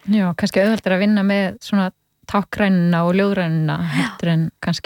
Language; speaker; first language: Icelandic; native; Icelandic